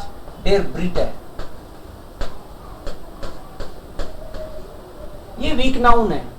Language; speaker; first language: Hindi; native; Hindi